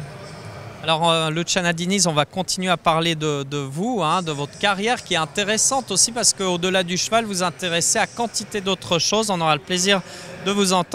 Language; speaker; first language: French; native; French